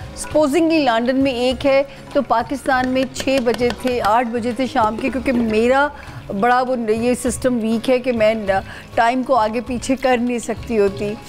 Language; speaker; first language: Urdu; native; Urdu